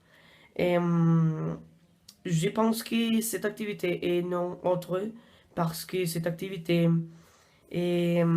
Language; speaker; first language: French; non-native, learner; Spanish